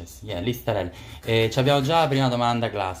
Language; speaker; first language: Italian; native; Italian